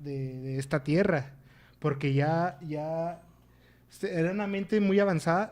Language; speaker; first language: Spanish; native; Spanish